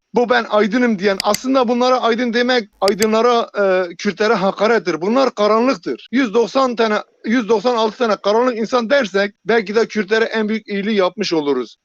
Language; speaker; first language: Turkish; non-native, local second language; Kurdish